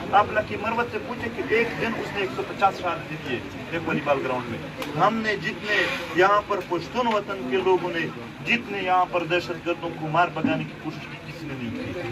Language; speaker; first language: Urdu; non-native, local second language; Pashto